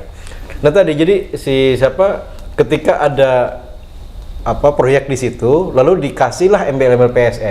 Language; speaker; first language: Indonesian; native; Indonesian